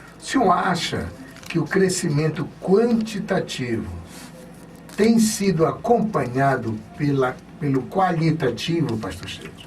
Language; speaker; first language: Portuguese; native; Portuguese